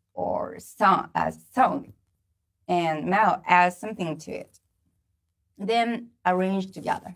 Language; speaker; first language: English; non-native, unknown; Japanese